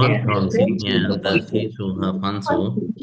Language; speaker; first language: Chinese; non-native, learner; Sinhala